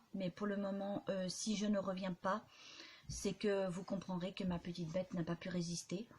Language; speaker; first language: French; native; French